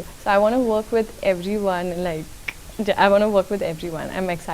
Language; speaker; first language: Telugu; non-native, local second language; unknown